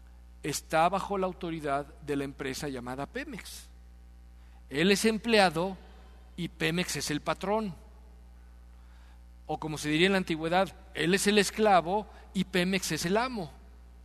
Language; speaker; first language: Spanish; native; Spanish